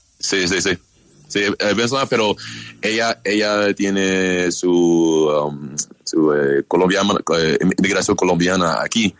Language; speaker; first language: Spanish; non-native, learner; English